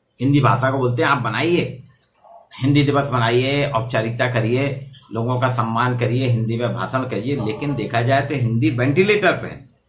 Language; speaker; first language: Hindi; native; Hindi